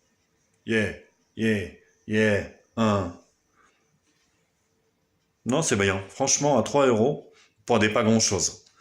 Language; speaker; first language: French; native; French